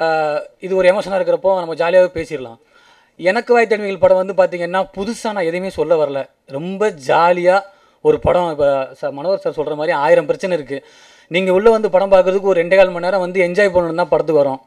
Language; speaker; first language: Tamil; native; Tamil